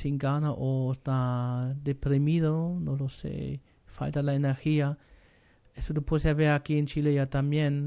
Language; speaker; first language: Spanish; non-native, learner; German